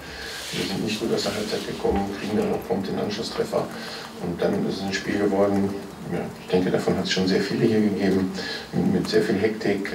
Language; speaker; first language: German; native; German